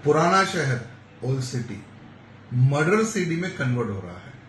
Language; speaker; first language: Hindi; non-native, local second language; Telugu